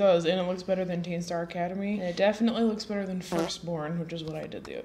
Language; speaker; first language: English; native; English